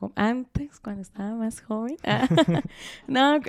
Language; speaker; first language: Spanish; native; Spanish